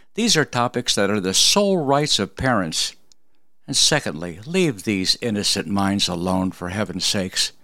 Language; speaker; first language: English; early bilingual, other home language; Polish